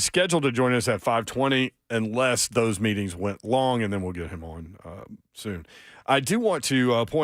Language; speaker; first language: English; native; English